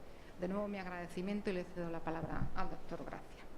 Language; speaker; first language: Spanish; native; Spanish